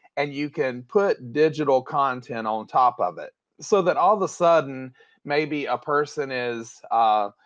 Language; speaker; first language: English; native; English